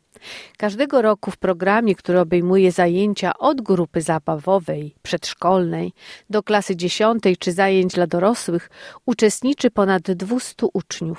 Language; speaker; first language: Polish; native; Polish